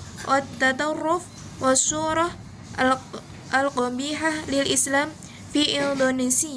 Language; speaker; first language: Arabic; non-native, learner; Indonesian